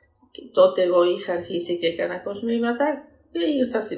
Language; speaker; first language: Greek; early bilingual, heritage; Greek